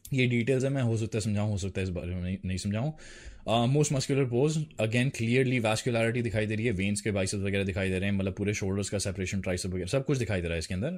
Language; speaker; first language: Hindi; native; Hindi